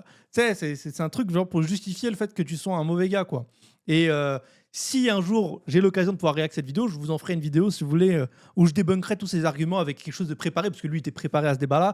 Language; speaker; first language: French; native; French